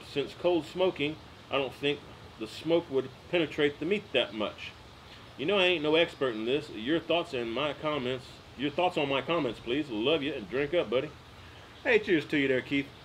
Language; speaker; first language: English; native; English